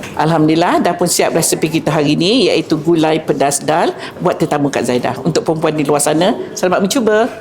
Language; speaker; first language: Malay; native; Malay